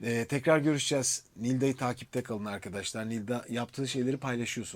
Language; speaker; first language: Turkish; native; Turkish